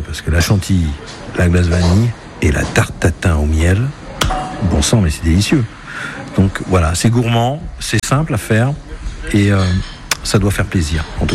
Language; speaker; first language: French; native; French